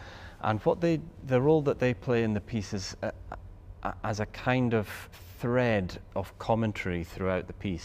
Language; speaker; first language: English; native; English